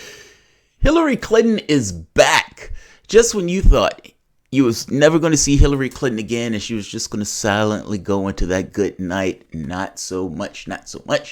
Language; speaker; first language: English; native; English